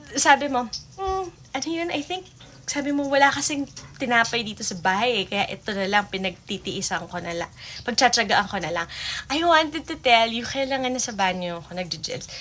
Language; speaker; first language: Filipino; native; Filipino